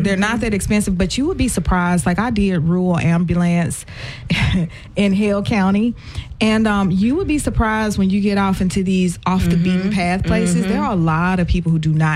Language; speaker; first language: English; native; English